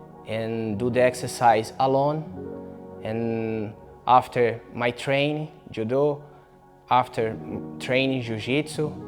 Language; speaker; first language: English; non-native, learner; Portuguese